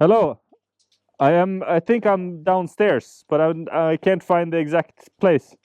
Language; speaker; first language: English; non-native, fluent; Norwegian